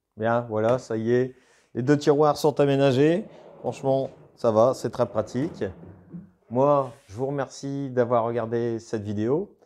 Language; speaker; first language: French; native; French